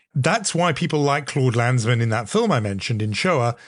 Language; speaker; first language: English; native; English